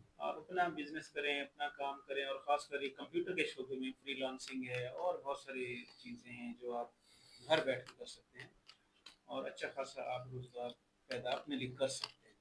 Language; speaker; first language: Urdu; non-native, local second language; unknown